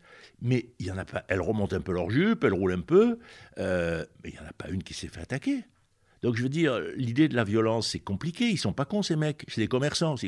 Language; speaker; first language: French; native; French